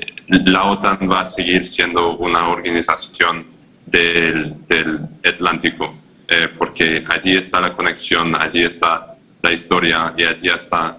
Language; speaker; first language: Spanish; non-native, fluent; English